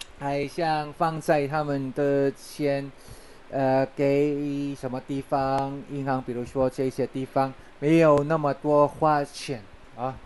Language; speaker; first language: Chinese; non-native, fluent; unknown